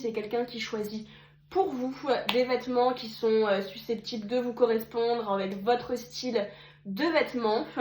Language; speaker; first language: French; native; French